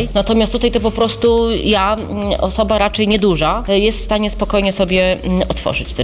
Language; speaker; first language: Polish; native; Polish